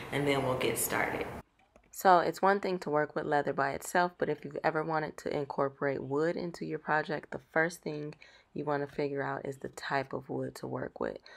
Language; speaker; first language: English; native; English